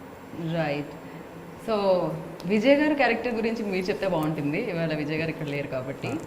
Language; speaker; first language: Telugu; native; Telugu